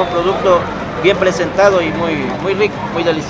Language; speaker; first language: Spanish; native; Spanish